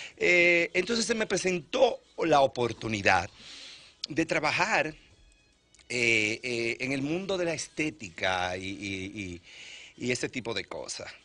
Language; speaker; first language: Spanish; native; Spanish